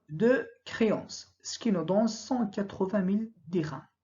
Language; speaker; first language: French; non-native, local second language; Arabic